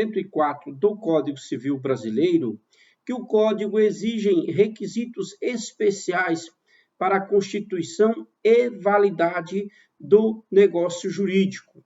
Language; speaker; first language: Portuguese; native; Portuguese